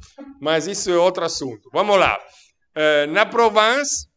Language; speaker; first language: Portuguese; non-native, fluent; Italian